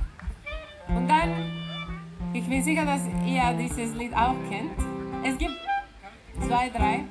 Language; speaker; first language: German; non-native, fluent; Spanish